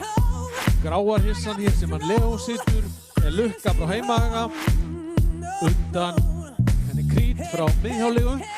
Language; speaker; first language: Icelandic; native; Icelandic